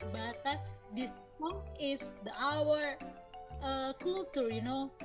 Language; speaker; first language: English; non-native, learner; Indonesian